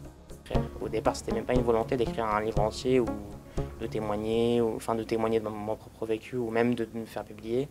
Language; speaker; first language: French; early bilingual, other home language; Arabic